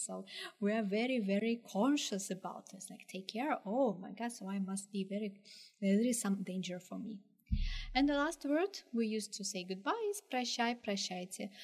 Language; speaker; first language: English; non-native, fluent; Russian